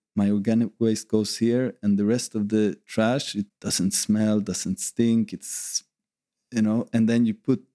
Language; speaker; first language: English; non-native, fluent; Swedish